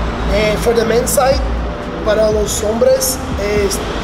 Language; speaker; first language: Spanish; non-native, learner; Portuguese